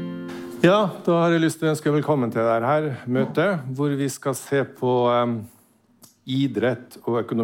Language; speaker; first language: Norwegian; native; Norwegian